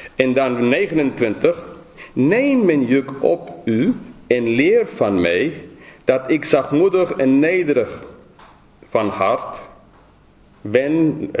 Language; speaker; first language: Dutch; non-native, fluent; English